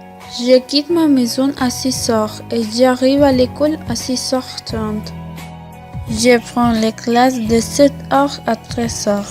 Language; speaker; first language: French; non-native, learner; Spanish